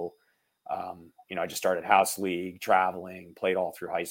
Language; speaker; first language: English; native; English